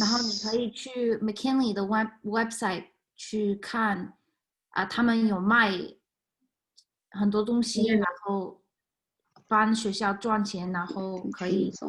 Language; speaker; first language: Chinese; early bilingual, heritage; Chinese